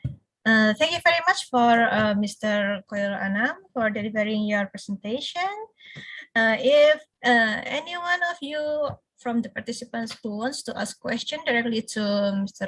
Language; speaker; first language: English; non-native, fluent; Indonesian